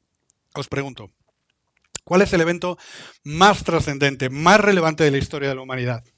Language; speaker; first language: Spanish; native; Spanish